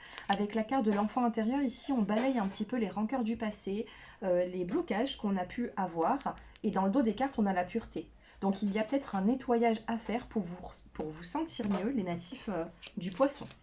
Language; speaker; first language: French; native; French